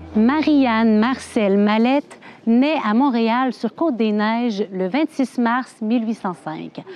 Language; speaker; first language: French; native; French